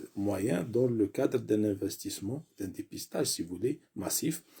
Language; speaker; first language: French; non-native, local second language; Arabic